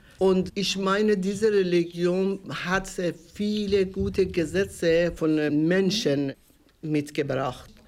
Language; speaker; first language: German; non-native, learner; Persian